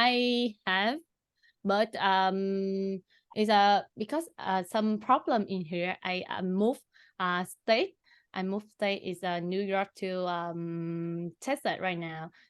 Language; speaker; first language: English; non-native, learner; Vietnamese